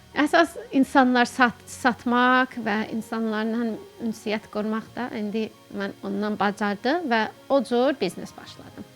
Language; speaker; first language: Azerbaijani; non-native, fluent; English